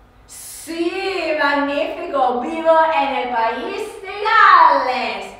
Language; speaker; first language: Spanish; non-native, learner; English